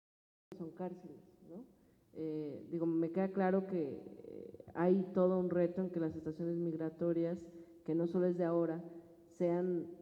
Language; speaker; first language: Spanish; native; Spanish